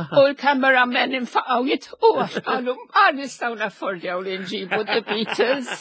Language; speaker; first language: Maltese; non-native, local second language; Italian